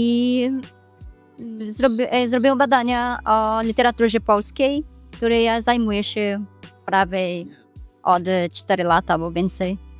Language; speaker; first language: Polish; non-native, learner; Portuguese